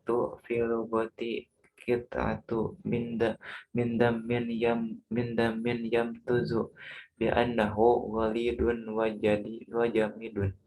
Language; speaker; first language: Arabic; non-native, learner; Indonesian